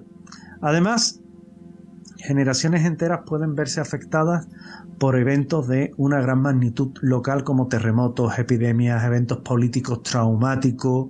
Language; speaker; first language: Spanish; native; Spanish